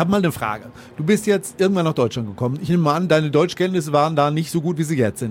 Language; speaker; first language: German; native; German